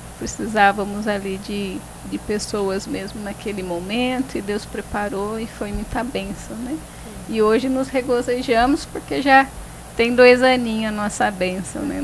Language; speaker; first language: Portuguese; native; Portuguese